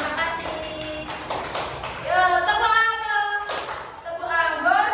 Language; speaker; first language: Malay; non-native, local second language; Javanese